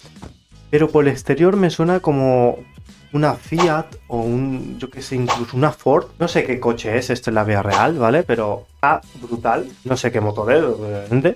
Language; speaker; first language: Spanish; native; Spanish